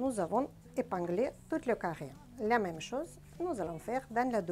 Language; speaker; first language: French; non-native, fluent; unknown